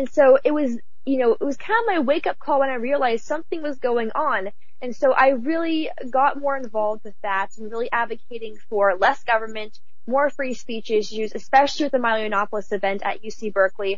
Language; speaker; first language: English; native; English